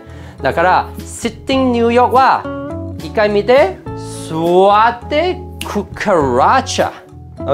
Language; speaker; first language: Japanese; non-native, fluent; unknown